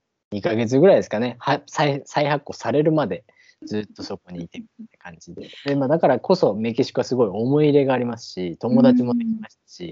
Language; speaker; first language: Japanese; native; Japanese